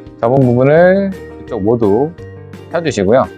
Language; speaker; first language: Korean; native; Korean